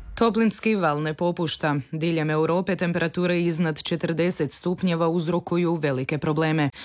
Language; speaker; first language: Croatian; native; Croatian